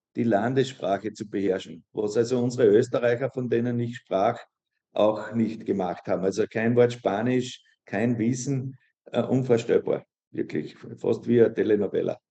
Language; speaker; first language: German; native; German